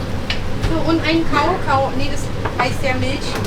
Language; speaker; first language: German; native; German